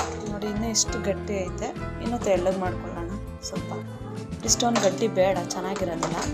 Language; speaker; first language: Kannada; native; Kannada